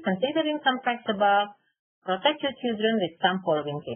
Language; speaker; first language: English; non-native, fluent; Indonesian